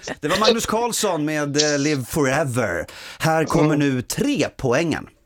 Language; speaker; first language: Swedish; native; Swedish